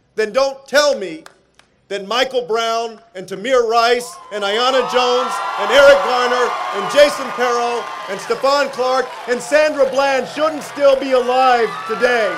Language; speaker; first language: English; early bilingual, other home language; Spanish